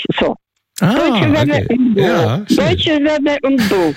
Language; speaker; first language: German; non-native, fluent; Russian